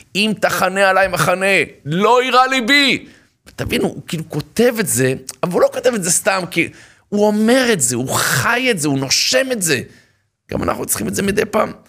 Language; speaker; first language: Hebrew; native; Hebrew